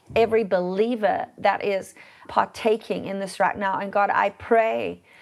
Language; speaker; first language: English; native; English